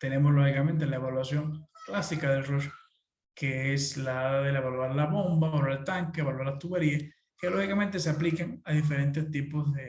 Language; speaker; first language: Spanish; native; Spanish